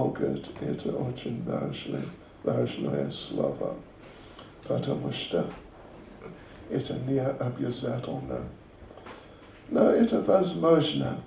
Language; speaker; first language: Russian; non-native, learner; English